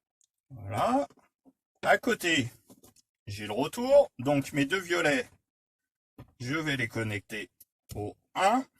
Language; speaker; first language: French; native; French